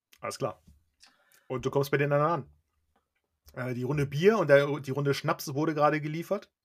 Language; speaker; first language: German; native; German